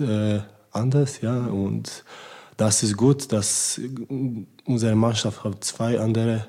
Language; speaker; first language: German; non-native, learner; Polish